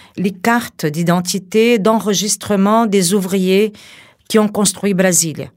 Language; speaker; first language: French; non-native, fluent; Portuguese